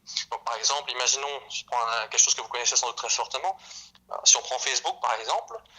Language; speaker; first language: French; native; French